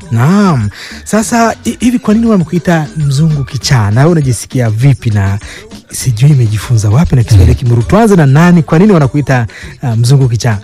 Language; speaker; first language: Swahili; native; Swahili